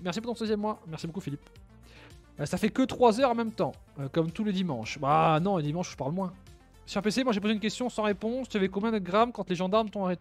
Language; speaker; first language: French; native; French